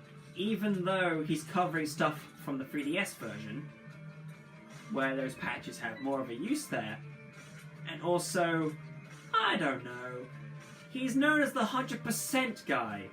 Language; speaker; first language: English; native; English